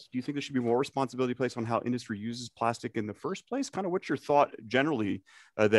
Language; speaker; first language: English; native; English